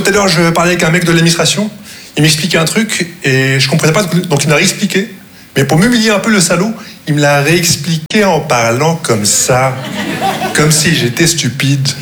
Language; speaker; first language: French; non-native, local second language; Arabic